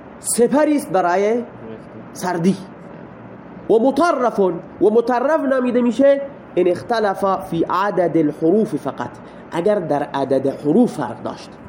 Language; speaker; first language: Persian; non-native, local second language; Baluchi